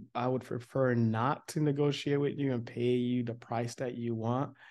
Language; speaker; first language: English; early bilingual, other home language; Yoruba